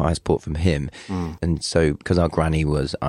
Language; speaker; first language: English; native; English